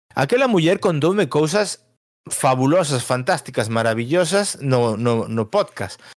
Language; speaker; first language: Galician; native; Galician